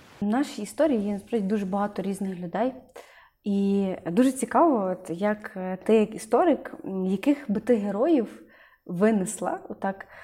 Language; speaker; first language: Ukrainian; native; Ukrainian